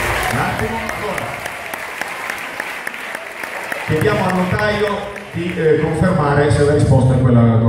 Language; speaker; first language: Italian; native; Italian